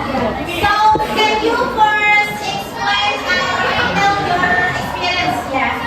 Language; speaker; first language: English; non-native, learner; Indonesian